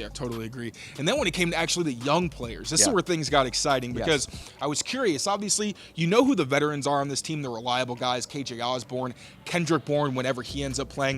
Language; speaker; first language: English; native; English